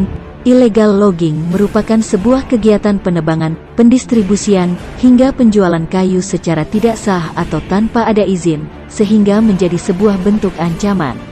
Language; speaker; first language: Indonesian; native; Indonesian